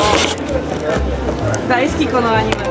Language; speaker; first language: Japanese; non-native, learner; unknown